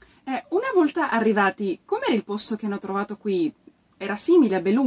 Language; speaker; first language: Italian; non-native, fluent; Spanish